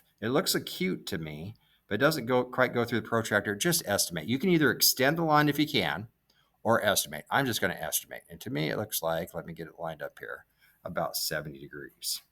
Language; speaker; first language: English; native; English